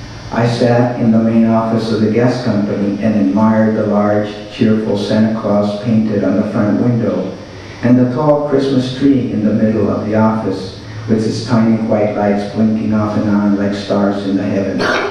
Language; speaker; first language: English; early bilingual, other home language; Spanish